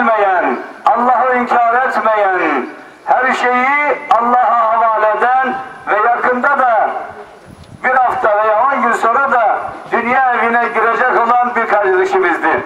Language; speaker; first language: Turkish; native; Turkish